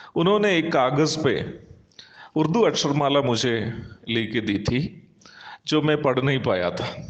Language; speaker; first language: Hindi; non-native, local second language; Malayalam